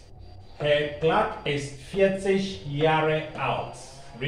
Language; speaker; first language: German; non-native, learner; Akan